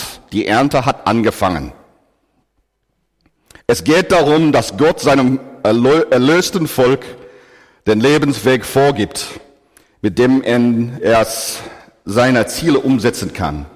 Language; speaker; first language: German; non-native, fluent; English